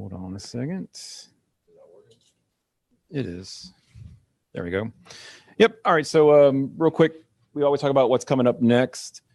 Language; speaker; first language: English; native; English